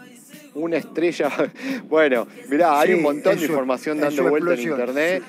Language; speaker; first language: Spanish; native; Spanish